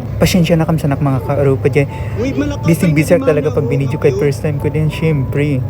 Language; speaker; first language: Filipino; non-native, local second language; Waray